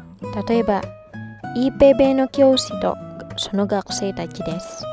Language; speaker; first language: Japanese; non-native, fluent; Indonesian